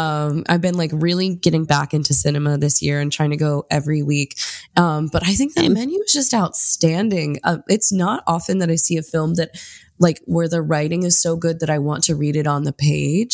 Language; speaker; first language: English; native; English